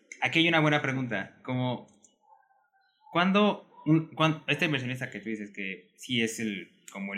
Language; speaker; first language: Spanish; native; Spanish